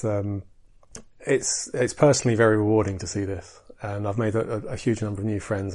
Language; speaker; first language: English; native; English